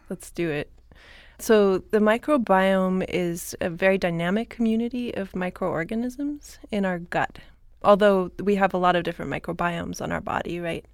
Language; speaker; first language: English; native; English